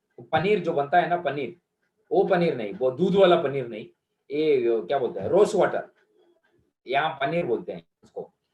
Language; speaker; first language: Hindi; non-native, local second language; Kannada